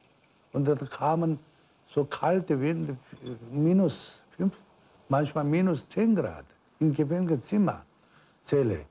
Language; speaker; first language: German; non-native, fluent; Korean